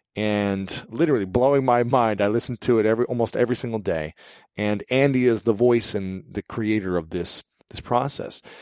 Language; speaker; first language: English; native; English